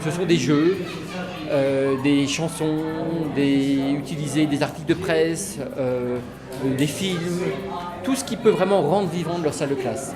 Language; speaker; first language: French; native; French